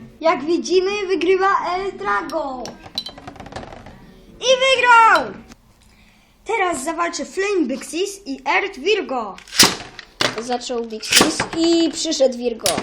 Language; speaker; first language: Polish; native; Polish